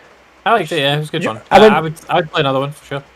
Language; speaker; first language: English; native; English